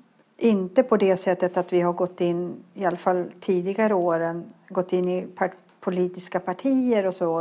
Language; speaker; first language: Swedish; early bilingual, other home language; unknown